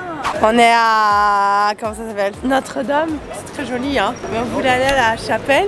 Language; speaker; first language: French; native; French